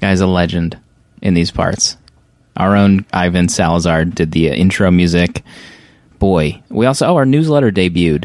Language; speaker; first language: English; native; English